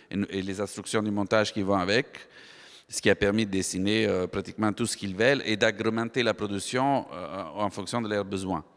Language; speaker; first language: French; non-native, fluent; Italian